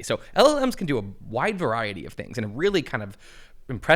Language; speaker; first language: English; native; English